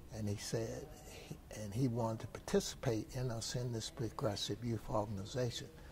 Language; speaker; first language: English; native; English